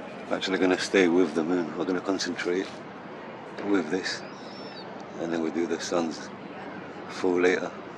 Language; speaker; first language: English; early bilingual, other home language; Spanish